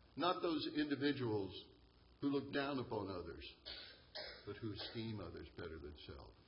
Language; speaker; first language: English; native; English